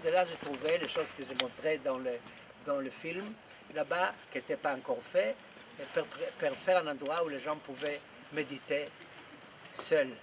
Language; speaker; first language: French; non-native, fluent; Hebrew